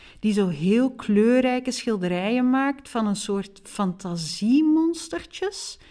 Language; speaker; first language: Dutch; native; Dutch